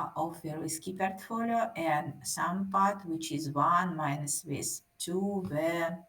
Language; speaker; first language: English; non-native, fluent; Russian